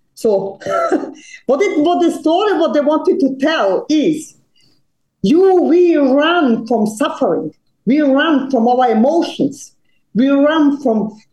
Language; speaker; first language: English; non-native, fluent; Serbian